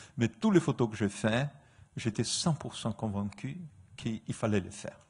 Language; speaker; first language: French; non-native, fluent; Portuguese